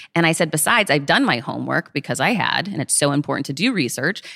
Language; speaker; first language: English; native; English